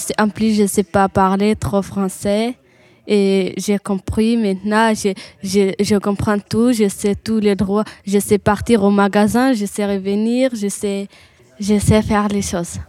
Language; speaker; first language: French; non-native, learner; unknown